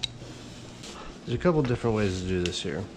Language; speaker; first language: English; native; English